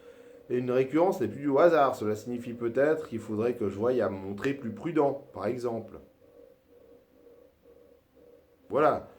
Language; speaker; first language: French; native; French